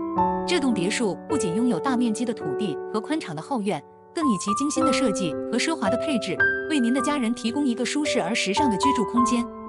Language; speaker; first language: Chinese; native; Chinese